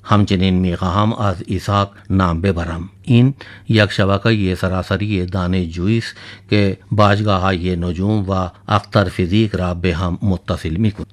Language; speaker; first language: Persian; non-native, fluent; Urdu